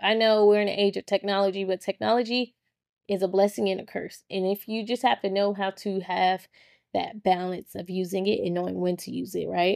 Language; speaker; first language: English; native; English